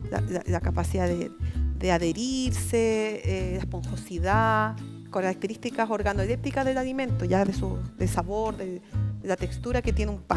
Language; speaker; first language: Spanish; native; Spanish